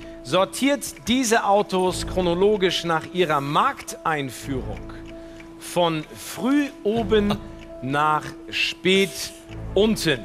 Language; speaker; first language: German; native; German